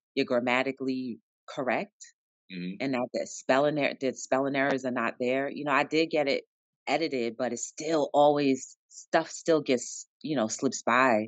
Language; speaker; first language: English; native; English